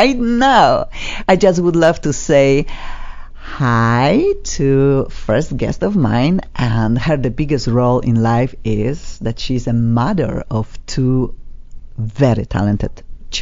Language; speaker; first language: English; non-native, fluent; Polish